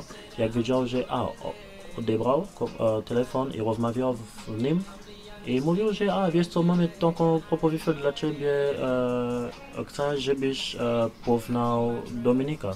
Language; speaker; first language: Polish; non-native, learner; Lingala